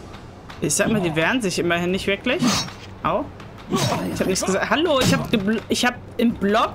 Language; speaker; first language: German; native; German